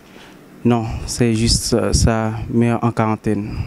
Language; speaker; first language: French; non-native, local second language; Haitian Creole